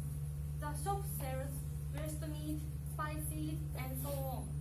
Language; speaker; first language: English; non-native, learner; Japanese